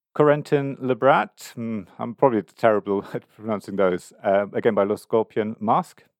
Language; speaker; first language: English; non-native, fluent; German